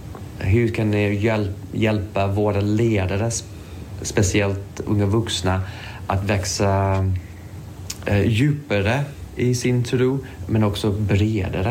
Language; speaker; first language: Swedish; non-native, fluent; English